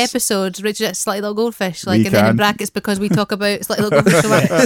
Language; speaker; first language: English; native; English